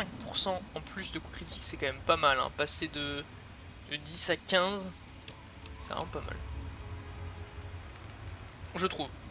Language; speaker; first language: French; native; French